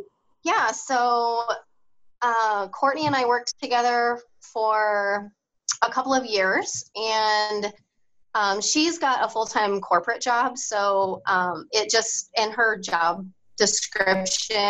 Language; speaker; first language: English; native; English